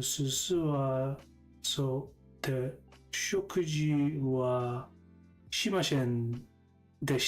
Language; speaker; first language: Japanese; non-native, learner; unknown